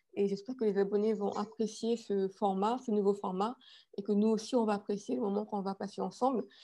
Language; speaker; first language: French; native; French